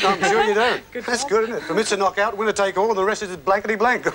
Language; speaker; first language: English; native; English